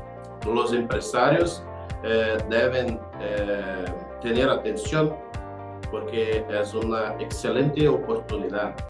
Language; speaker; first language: Spanish; non-native, fluent; Portuguese